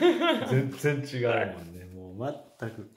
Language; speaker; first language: Japanese; native; Japanese